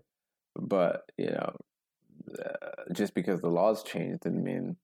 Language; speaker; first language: English; non-native, local second language; Zulu